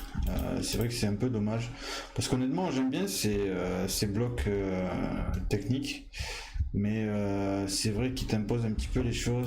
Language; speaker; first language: French; native; French